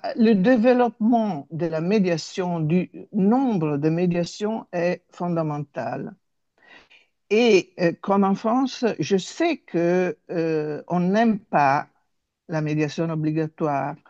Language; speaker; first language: French; non-native, fluent; Italian